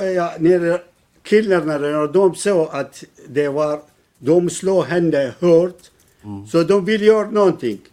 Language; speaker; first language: Swedish; non-native, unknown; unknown